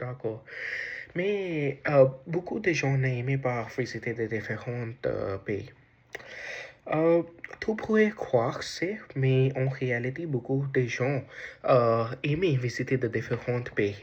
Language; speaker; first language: French; non-native, learner; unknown